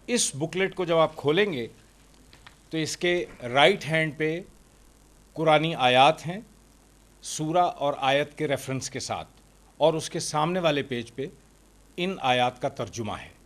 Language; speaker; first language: Urdu; native; Urdu